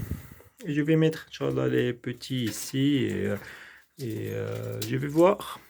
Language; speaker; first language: French; non-native, local second language; Arabic